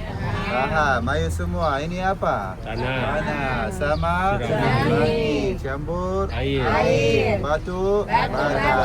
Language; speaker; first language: Indonesian; non-native, learner; Arabic